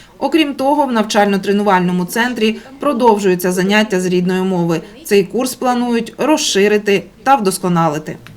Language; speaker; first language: Ukrainian; native; Ukrainian